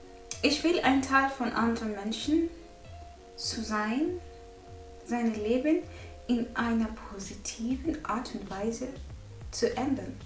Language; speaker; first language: German; non-native, learner; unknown